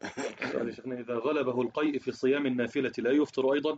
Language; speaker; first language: Arabic; native; Arabic